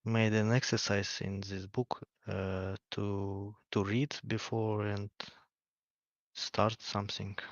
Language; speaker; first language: English; non-native, learner; Russian